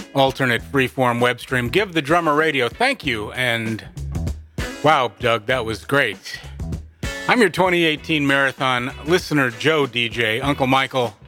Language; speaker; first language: English; native; English